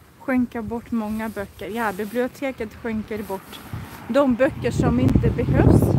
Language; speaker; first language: Swedish; non-native, fluent; Russian